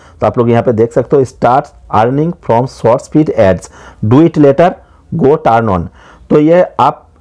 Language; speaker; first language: Hindi; non-native, local second language; Bangla